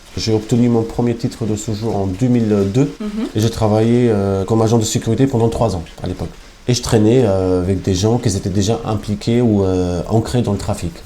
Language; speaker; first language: French; non-native, fluent; Albanian